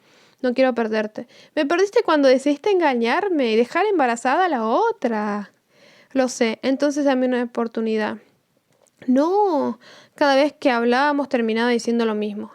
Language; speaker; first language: Spanish; native; Spanish